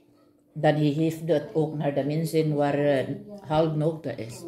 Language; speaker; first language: Dutch; non-native, learner; Filipino